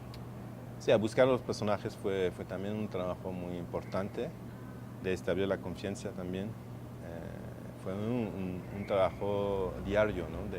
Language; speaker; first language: Spanish; non-native, fluent; French